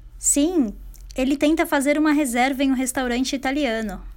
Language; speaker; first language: Portuguese; native; Portuguese